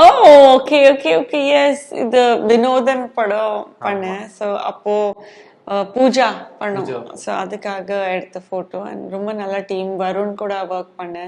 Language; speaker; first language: Tamil; non-native, local second language; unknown